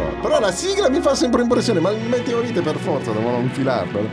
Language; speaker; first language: Italian; native; Italian